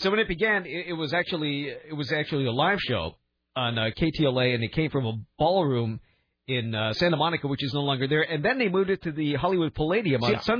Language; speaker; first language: English; native; English